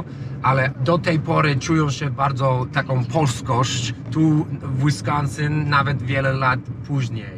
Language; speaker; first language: Polish; non-native, learner; English